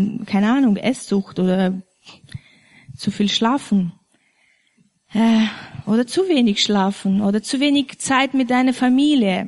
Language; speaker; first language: German; non-native, fluent; Russian